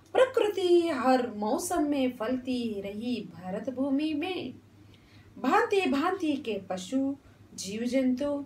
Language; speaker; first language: Hindi; non-native, local second language; Kannada